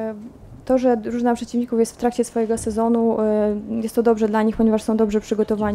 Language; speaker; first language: Polish; native; Polish